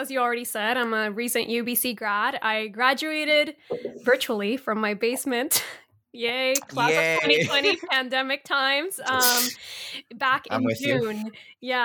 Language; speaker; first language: English; early bilingual, other home language; Spanish